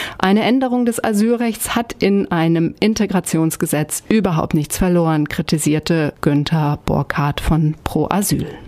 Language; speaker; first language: German; native; German